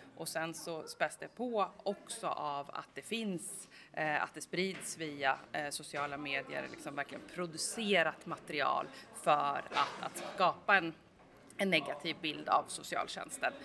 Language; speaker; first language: Swedish; native; Swedish